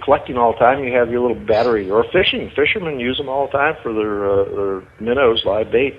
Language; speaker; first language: English; native; English